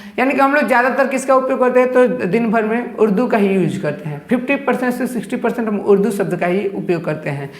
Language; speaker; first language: Hindi; native; Hindi